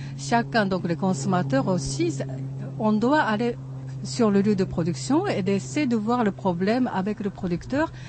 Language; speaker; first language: French; non-native, fluent; Japanese